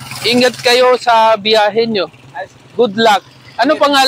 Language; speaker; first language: Filipino; non-native, learner; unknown